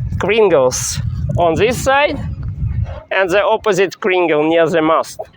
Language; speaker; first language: English; non-native, fluent; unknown